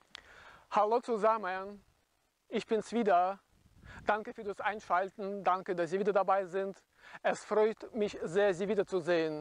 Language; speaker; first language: German; non-native, fluent; Russian